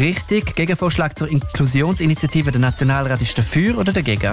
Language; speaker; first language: German; native; German